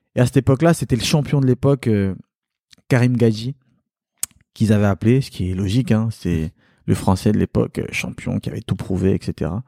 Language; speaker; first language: French; early bilingual, other home language; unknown